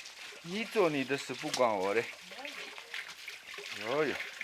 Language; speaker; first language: Chinese; native; Chinese